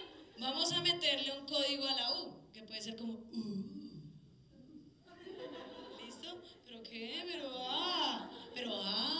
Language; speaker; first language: Spanish; native; Spanish